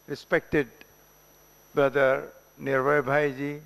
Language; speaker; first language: Hindi; native; Hindi